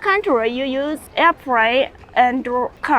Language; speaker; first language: English; non-native, learner; Japanese